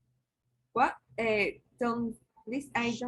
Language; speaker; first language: English; non-native, learner; Spanish